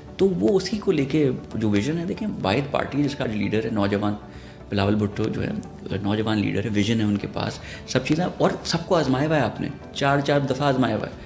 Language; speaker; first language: Urdu; native; Urdu